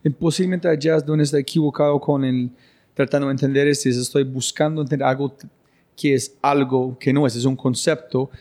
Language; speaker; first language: Spanish; non-native, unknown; English